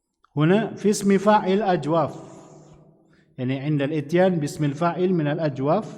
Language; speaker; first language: Arabic; non-native, fluent; Indonesian